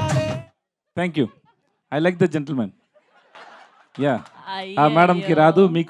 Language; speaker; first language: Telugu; non-native, learner; Tamil